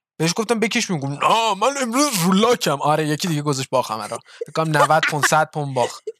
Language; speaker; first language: Persian; early bilingual, heritage; Persian